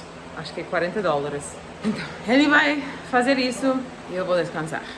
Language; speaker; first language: Portuguese; non-native, fluent; English